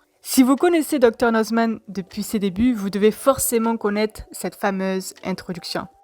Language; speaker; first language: French; native; French